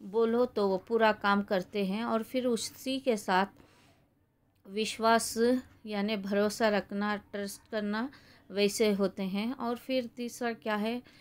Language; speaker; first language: Hindi; non-native, local second language; Kannada